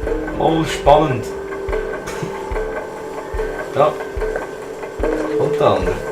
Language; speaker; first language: German; native; German